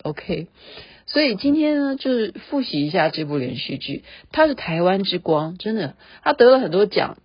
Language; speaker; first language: Chinese; native; Chinese